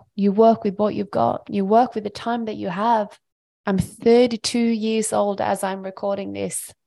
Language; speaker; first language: English; non-native, fluent; Swedish